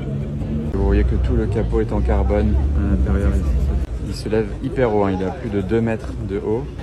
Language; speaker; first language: French; native; French